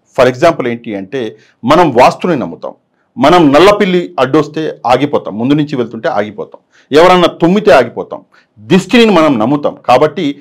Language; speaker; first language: Telugu; native; Telugu